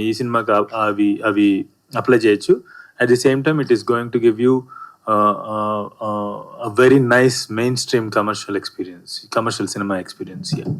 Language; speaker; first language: Telugu; native; Telugu